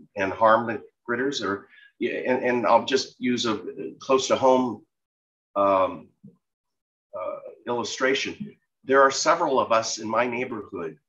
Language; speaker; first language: English; native; English